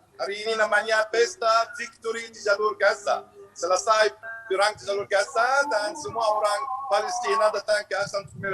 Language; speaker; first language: Indonesian; non-native, learner; Arabic